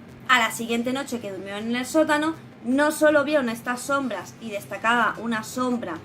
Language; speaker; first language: Spanish; native; Spanish